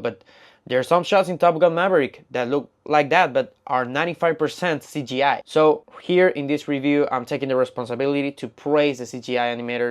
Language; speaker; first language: English; non-native, fluent; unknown